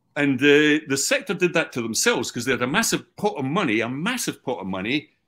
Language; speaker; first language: English; native; English